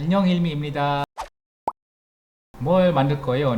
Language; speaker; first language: Korean; non-native, fluent; Malay